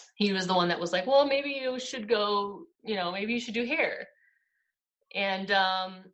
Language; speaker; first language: English; native; English